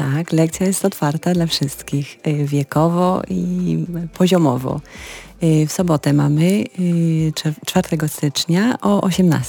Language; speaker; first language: Polish; non-native, fluent; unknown